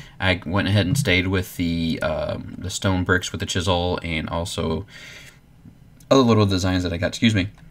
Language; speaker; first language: English; native; English